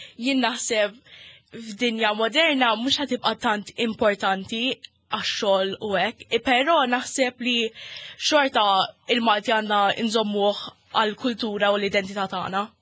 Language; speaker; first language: Maltese; early bilingual, other home language; English